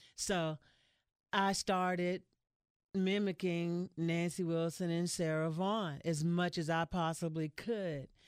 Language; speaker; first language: English; native; English